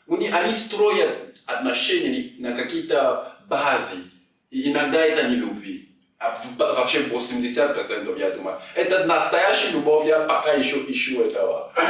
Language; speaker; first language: Russian; non-native, fluent; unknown